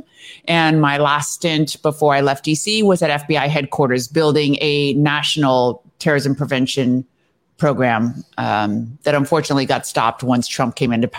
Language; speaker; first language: English; native; English